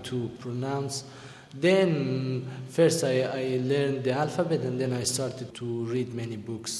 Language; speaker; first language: English; non-native, learner; Persian